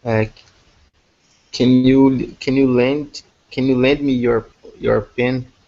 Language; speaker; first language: English; non-native, learner; Portuguese